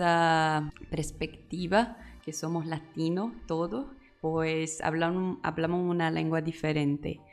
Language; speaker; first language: Spanish; non-native, learner; Portuguese